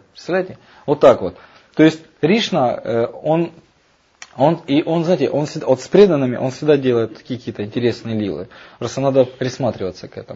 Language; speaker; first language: Russian; native; Russian